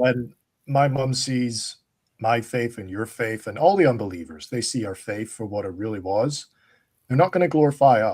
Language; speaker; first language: English; native; English